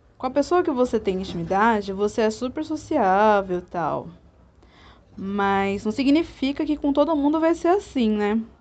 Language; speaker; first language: Portuguese; native; Portuguese